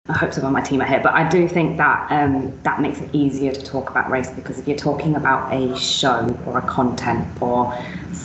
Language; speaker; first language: English; native; English